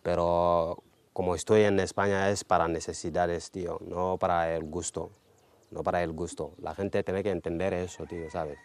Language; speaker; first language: Spanish; non-native, fluent; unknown